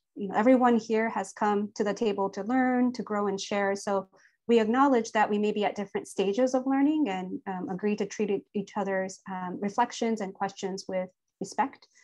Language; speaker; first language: English; native; English